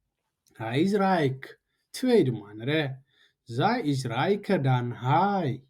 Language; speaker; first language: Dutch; non-native, learner; Tigrinya